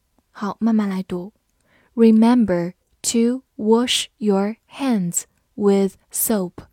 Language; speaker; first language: English; non-native, fluent; Chinese